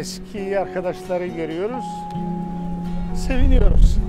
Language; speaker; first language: Turkish; non-native, local second language; Greek